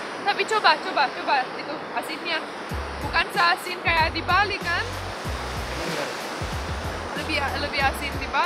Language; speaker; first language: Indonesian; non-native, fluent; Romanian